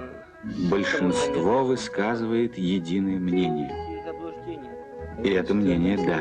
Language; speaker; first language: Russian; native; Russian